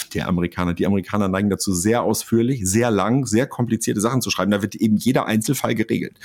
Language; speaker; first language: German; native; German